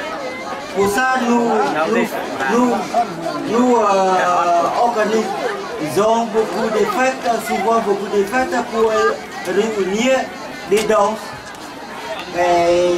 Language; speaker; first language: French; non-native, learner; Khmer